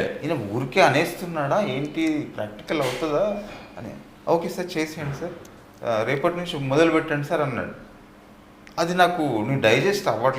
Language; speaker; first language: Telugu; native; Telugu